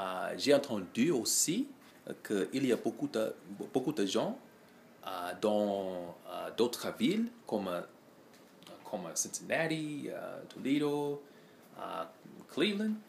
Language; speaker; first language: French; non-native, learner; English